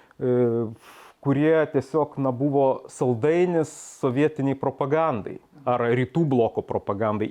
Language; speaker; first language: Lithuanian; native; Lithuanian